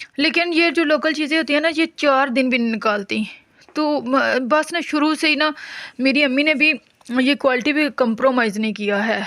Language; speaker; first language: Urdu; non-native, local second language; Punjabi